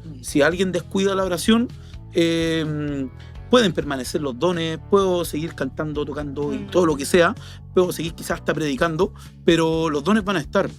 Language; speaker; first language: Spanish; native; Spanish